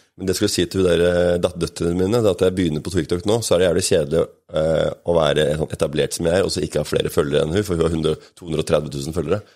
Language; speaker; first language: Norwegian; native; Norwegian